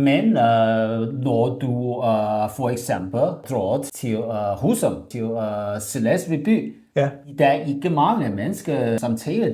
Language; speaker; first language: Danish; non-native, learner; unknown